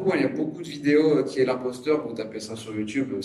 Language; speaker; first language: French; native; French